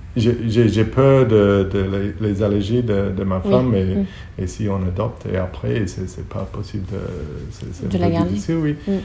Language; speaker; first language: French; non-native, learner; Hebrew